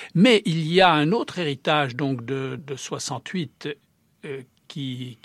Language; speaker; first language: French; early bilingual, heritage; Czech